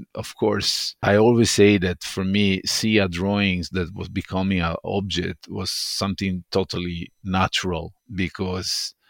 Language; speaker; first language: English; non-native, fluent; Italian